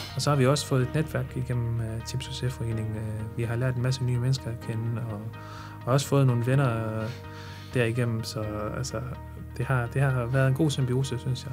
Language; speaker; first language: Danish; early bilingual, other home language; Arabic